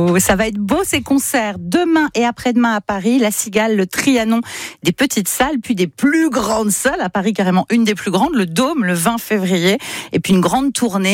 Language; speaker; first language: French; native; French